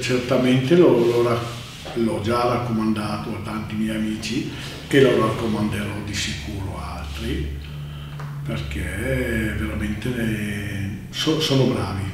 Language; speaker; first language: Italian; native; Italian